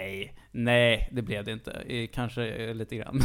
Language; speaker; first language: Swedish; native; Swedish